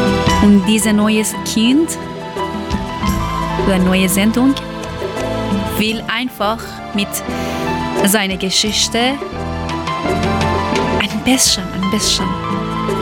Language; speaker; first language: German; non-native, learner; Persian